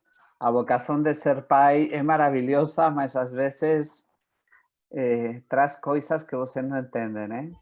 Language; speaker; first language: Portuguese; non-native, fluent; Spanish